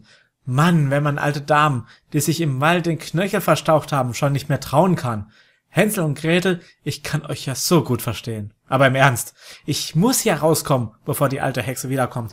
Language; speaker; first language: German; native; German